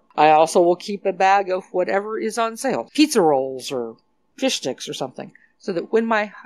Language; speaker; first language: English; native; English